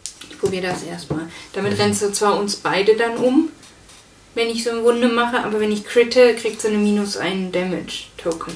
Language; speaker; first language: German; native; German